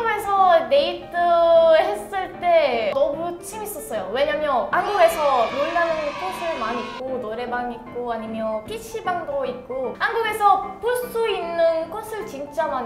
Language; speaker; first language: Korean; non-native, learner; Italian